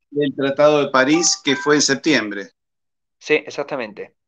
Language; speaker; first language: Spanish; native; Spanish